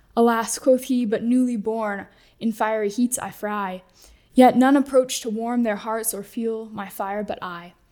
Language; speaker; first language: English; native; English